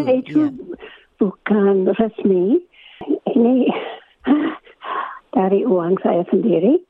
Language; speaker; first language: Indonesian; non-native, fluent; English